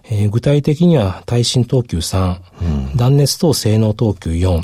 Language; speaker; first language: Japanese; native; Japanese